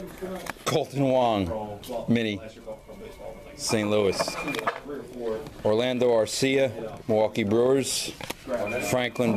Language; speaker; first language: English; native; English